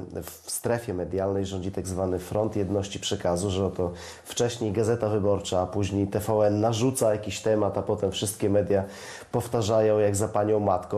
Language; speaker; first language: Polish; native; Polish